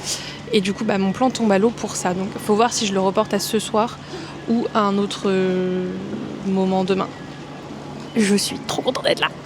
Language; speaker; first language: French; native; French